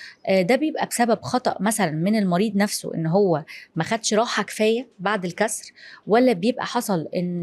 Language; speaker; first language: Arabic; native; Arabic